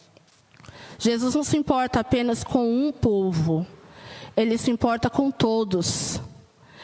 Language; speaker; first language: Portuguese; native; Portuguese